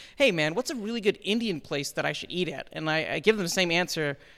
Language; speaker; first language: English; early bilingual, other home language; Hindi